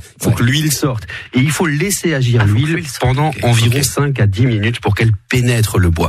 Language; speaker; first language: French; native; French